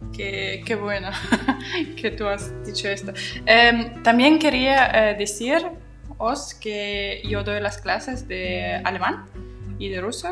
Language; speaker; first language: Spanish; non-native, fluent; Russian